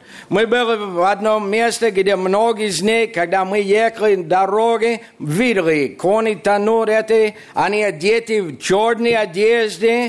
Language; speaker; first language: Russian; non-native, fluent; English